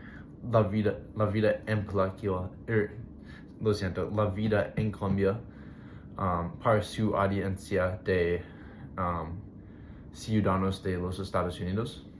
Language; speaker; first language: Spanish; non-native, learner; English